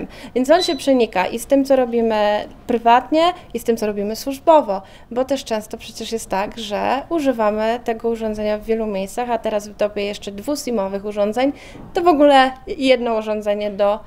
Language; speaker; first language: Polish; native; Polish